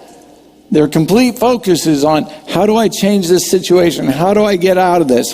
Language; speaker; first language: English; native; English